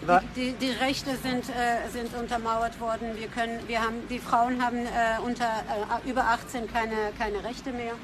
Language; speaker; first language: German; non-native, fluent; Persian